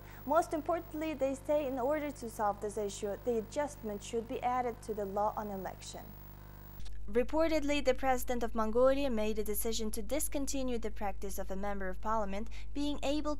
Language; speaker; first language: English; non-native, fluent; Mongolian